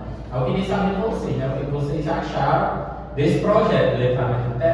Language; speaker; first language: Portuguese; native; Portuguese